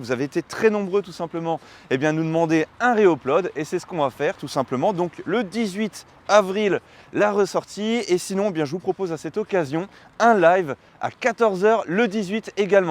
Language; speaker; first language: French; native; French